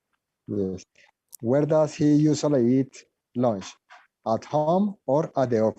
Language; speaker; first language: English; non-native, learner; Spanish